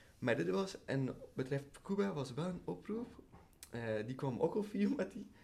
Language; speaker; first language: Dutch; early bilingual, other home language; Persian